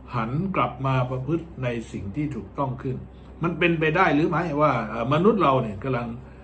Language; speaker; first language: Thai; native; Thai